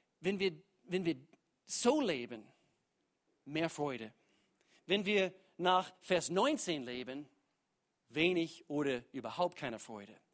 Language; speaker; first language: German; non-native, fluent; English